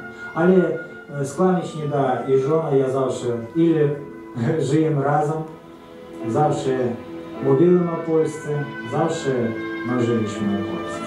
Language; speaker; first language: Polish; early bilingual, heritage; Russian